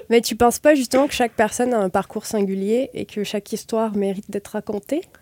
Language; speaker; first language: French; native; French